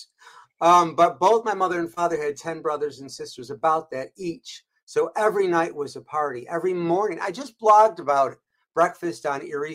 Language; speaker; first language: English; native; English